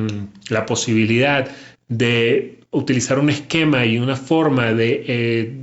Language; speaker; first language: Spanish; native; Spanish